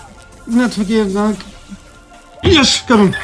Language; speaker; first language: Dutch; native; Dutch